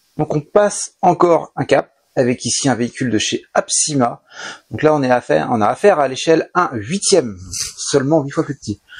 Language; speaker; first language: French; native; French